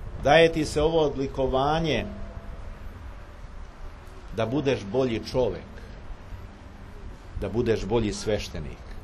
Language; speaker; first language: Serbian; native; Serbian